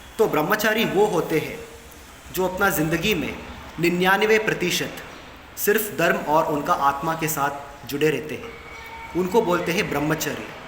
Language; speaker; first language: Hindi; non-native, local second language; Kannada